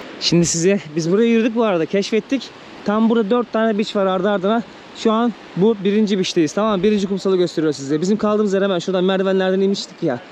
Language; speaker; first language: Turkish; native; Turkish